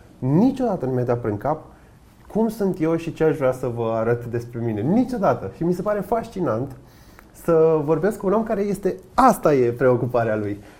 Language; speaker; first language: Romanian; native; Romanian